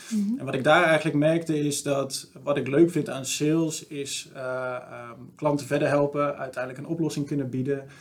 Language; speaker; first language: Dutch; native; Dutch